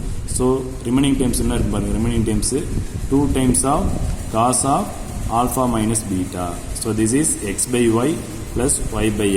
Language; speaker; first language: Tamil; native; Tamil